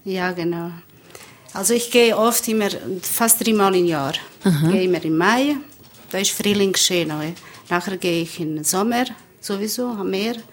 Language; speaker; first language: German; non-native, learner; Bosnian